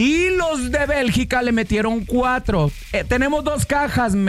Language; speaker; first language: Spanish; native; Spanish